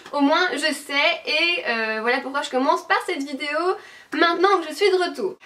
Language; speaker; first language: French; native; French